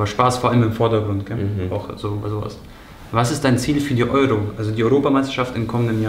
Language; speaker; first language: German; native; German